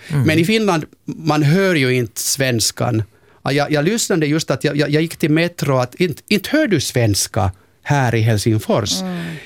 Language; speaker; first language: Swedish; non-native, local second language; Finnish